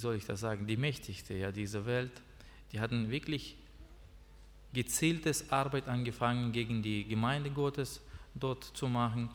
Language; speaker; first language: German; non-native, learner; Russian